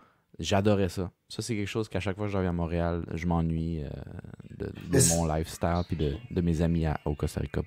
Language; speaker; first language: French; native; French